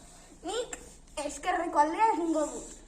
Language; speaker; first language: Basque; non-native, learner; Spanish